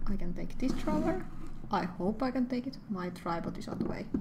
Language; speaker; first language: English; non-native, fluent; Finnish